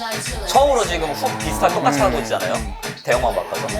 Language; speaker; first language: Korean; native; Korean